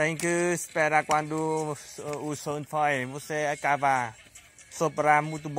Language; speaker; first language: Portuguese; non-native, learner; Vietnamese